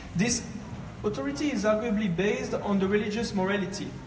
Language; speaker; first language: English; non-native, fluent; French